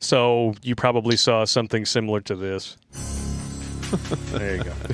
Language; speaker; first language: English; native; English